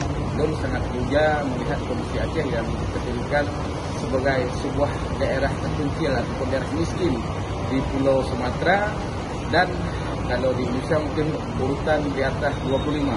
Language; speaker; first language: Indonesian; non-native, local second language; Achinese